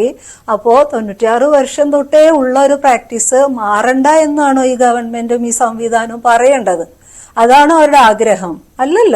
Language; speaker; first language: Malayalam; native; Malayalam